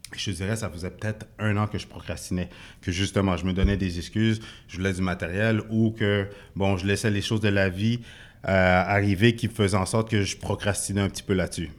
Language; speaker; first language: French; native; French